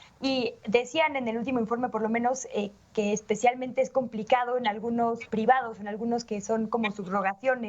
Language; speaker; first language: Spanish; native; Spanish